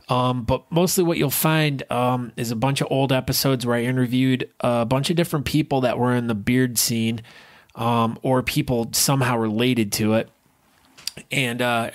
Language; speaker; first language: English; native; English